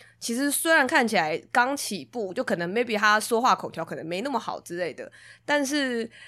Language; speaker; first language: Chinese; native; Chinese